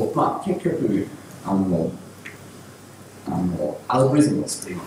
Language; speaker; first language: Japanese; non-native, learner; English